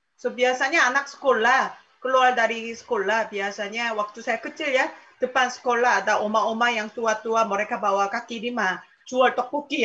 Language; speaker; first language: Indonesian; non-native, fluent; Korean